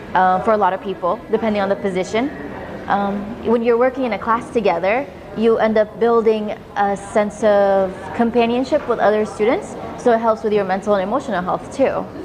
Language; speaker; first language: English; early bilingual, other home language; Arabic